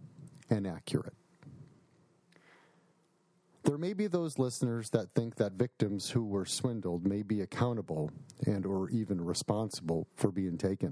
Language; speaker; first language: English; native; English